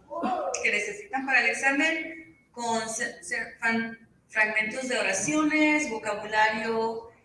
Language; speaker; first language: Spanish; early bilingual, heritage; Spanish